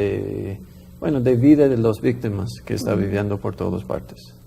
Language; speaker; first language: Spanish; non-native, fluent; English